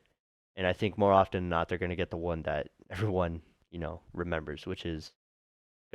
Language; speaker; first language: English; native; English